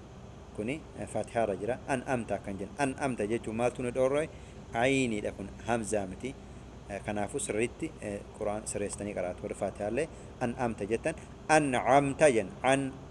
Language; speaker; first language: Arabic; non-native, fluent; Oromo